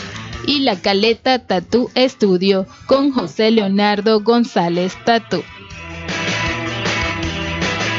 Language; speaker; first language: Spanish; native; Spanish